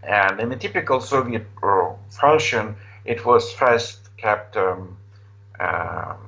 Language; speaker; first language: English; non-native, fluent; Romanian